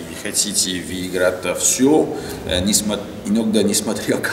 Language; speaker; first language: Russian; non-native, learner; French